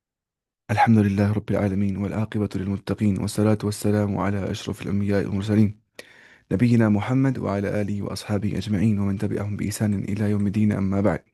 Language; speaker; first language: Arabic; non-native, fluent; Urdu